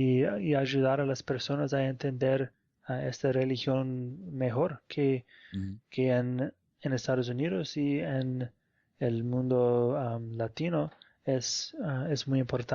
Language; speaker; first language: Spanish; non-native, fluent; English